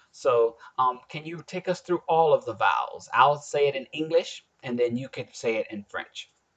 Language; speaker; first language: English; native; English